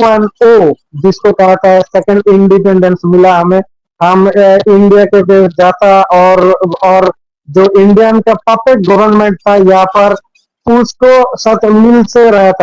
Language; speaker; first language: Hindi; non-native, fluent; Bangla